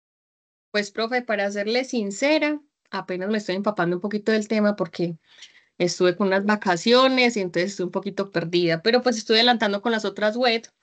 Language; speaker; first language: Spanish; native; Spanish